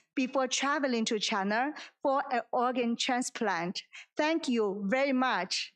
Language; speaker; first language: English; non-native, fluent; Chinese